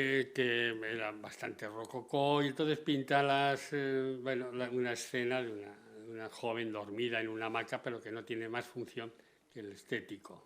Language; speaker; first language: Spanish; native; Spanish